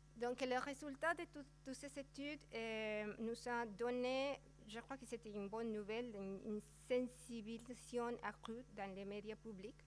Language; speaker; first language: French; non-native, fluent; Spanish